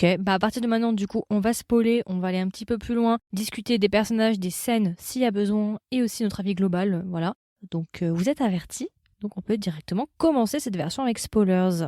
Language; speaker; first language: French; native; French